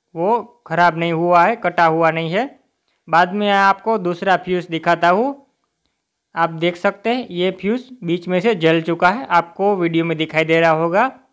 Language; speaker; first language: Hindi; native; Hindi